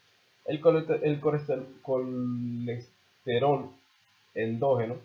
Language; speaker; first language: Spanish; native; Spanish